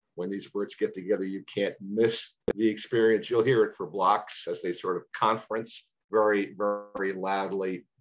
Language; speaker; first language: English; native; English